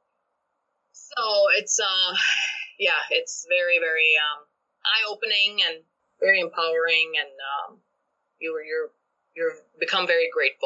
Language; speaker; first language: English; non-native, local second language; Urdu